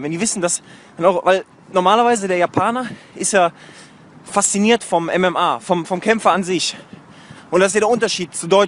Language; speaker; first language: German; native; German